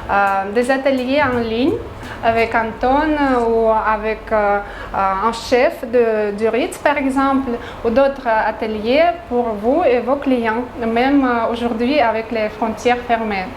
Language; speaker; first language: French; non-native, fluent; Russian